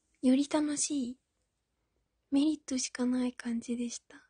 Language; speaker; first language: Japanese; native; Japanese